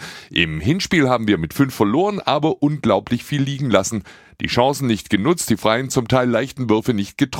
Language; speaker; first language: German; native; German